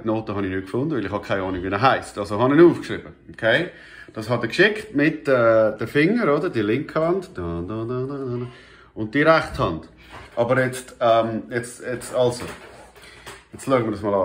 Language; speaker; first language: German; native; German